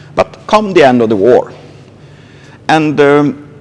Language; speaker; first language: English; non-native, fluent; Swedish